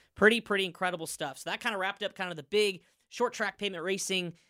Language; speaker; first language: English; native; English